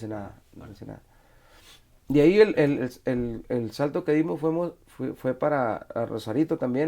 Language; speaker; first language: Spanish; native; Spanish